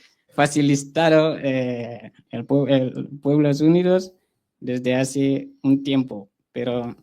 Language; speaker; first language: Spanish; non-native, fluent; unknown